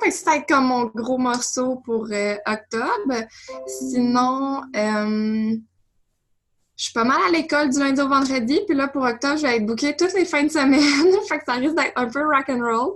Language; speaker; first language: French; native; French